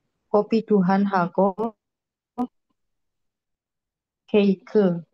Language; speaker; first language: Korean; non-native, learner; Indonesian